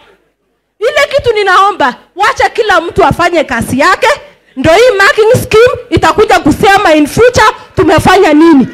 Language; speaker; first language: Swahili; non-native, local second language; Kalenjin